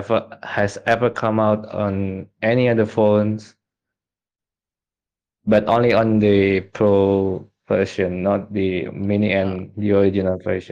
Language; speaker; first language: English; non-native, fluent; Indonesian